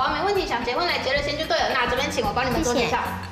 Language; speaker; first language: Chinese; native; Chinese